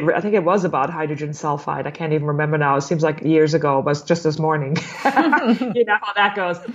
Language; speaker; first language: English; non-native, fluent; German